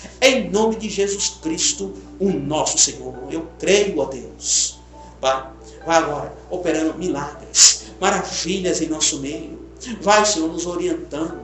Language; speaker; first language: Portuguese; native; Portuguese